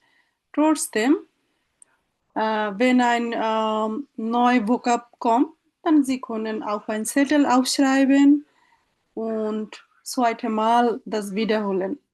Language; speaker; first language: German; non-native, fluent; Bangla